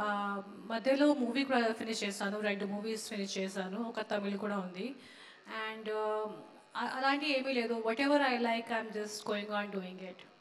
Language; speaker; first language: Telugu; non-native, fluent; Hindi